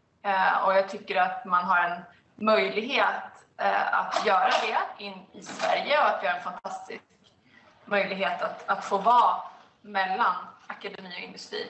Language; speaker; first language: Swedish; native; Swedish